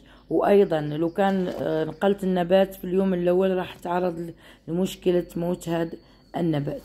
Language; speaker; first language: Arabic; native; Arabic